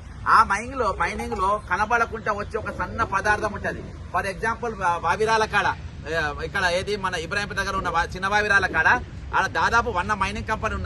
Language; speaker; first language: Telugu; native; Telugu